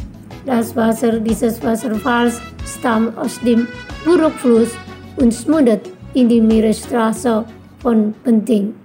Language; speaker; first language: German; non-native, fluent; Indonesian